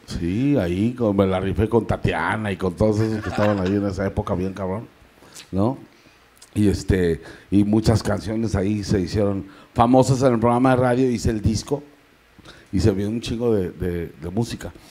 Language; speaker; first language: Spanish; native; Spanish